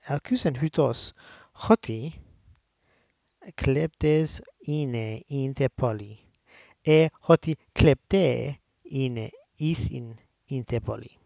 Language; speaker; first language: Greek; non-native, learner; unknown